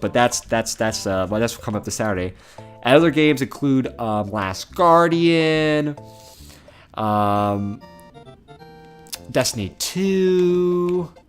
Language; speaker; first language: English; native; English